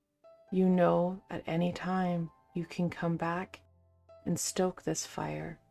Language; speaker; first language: English; native; English